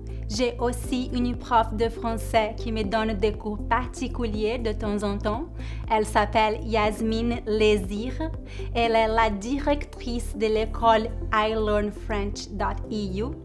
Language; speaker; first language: French; non-native, fluent; Portuguese